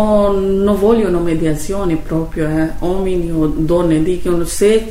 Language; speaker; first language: Italian; non-native, learner; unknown